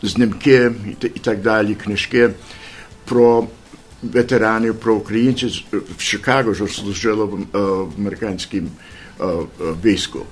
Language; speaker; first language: Ukrainian; early bilingual, heritage; Ukrainian